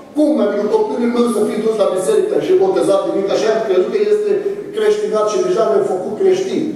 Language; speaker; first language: Romanian; non-native, fluent; Arabic